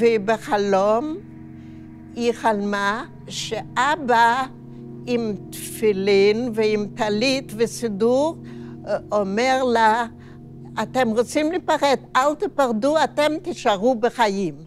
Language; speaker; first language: Hebrew; non-native, fluent; Yiddish